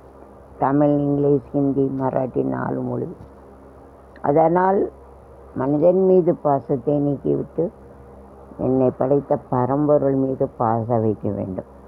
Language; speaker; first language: Tamil; native; Tamil